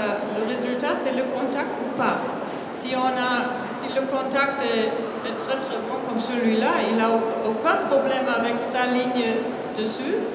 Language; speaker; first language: French; non-native, fluent; German